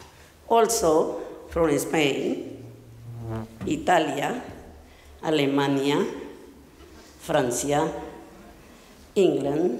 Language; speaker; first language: English; non-native, learner; Spanish